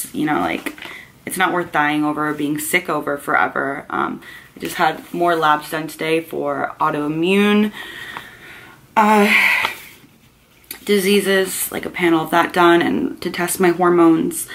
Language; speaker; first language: English; native; English